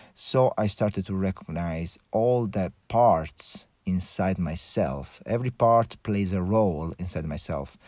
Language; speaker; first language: English; early bilingual, other home language; Italian